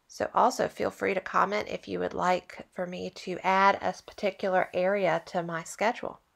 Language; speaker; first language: English; native; English